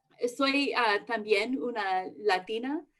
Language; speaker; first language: Spanish; early bilingual, heritage; English